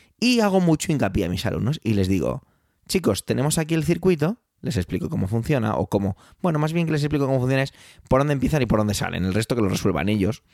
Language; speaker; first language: Spanish; early bilingual, other home language; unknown